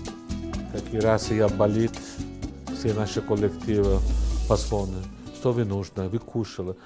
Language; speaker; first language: Russian; non-native, learner; Italian